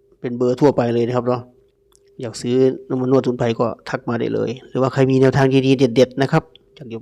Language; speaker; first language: Thai; native; Thai